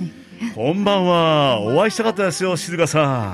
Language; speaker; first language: Japanese; native; Japanese